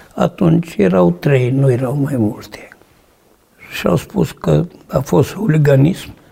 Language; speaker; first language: Romanian; native; Romanian